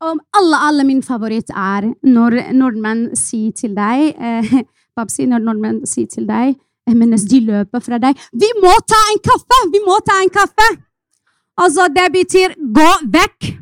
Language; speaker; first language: Norwegian; non-native, fluent; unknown